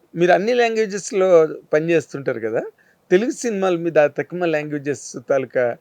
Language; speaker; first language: Telugu; native; Telugu